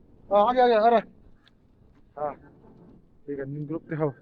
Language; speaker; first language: Hindi; non-native, local second language; Mizo